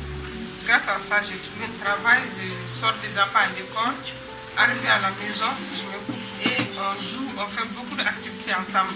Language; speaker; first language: French; non-native, learner; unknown